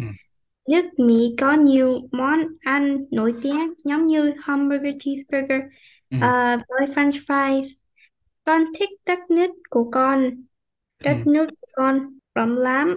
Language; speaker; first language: Vietnamese; early bilingual, heritage; Vietnamese